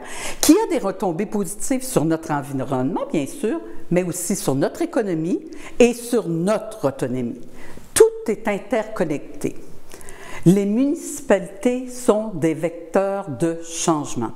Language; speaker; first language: French; native; French